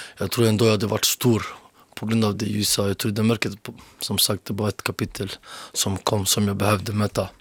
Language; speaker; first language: Swedish; early bilingual, other home language; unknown